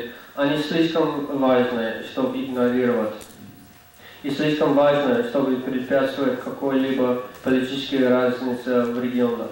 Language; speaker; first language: Russian; non-native, learner; English